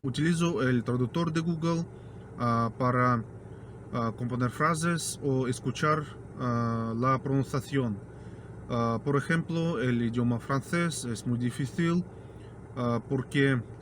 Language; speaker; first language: Spanish; non-native, fluent; Russian